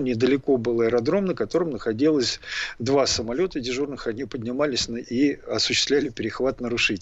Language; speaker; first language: Russian; native; Russian